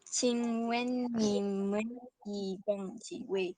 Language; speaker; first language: Chinese; non-native, learner; Malay